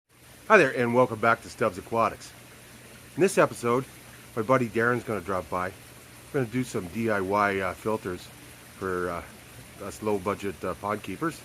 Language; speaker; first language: English; native; English